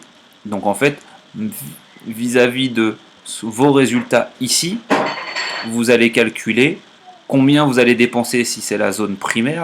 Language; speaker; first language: French; native; French